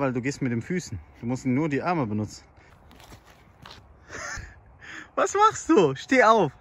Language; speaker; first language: German; non-native, learner; Arabic